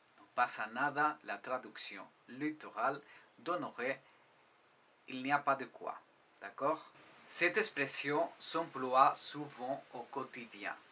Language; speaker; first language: French; non-native, fluent; Spanish